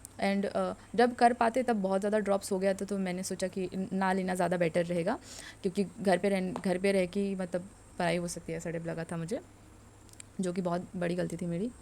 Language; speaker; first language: Hindi; non-native, local second language; Assamese